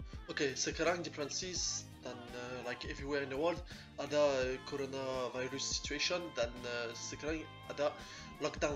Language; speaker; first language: Indonesian; non-native, learner; French